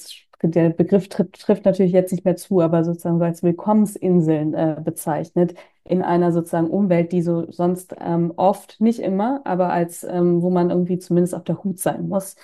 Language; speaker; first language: German; native; German